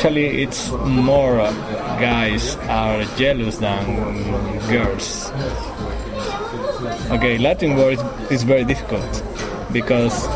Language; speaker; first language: English; non-native, learner; Spanish